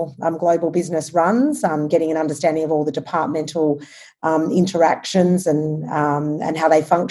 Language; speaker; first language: English; native; English